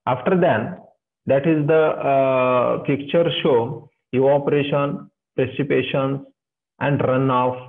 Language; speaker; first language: English; non-native, local second language; Marathi